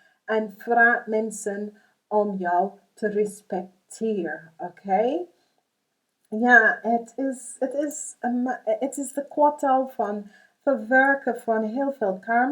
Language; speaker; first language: Dutch; non-native, fluent; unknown